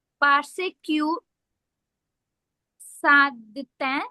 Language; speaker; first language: French; non-native, learner; Hindi